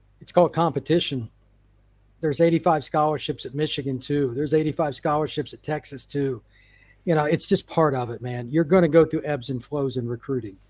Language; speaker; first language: English; native; English